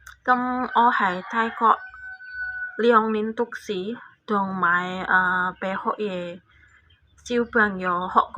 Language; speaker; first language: Cantonese; non-native, fluent; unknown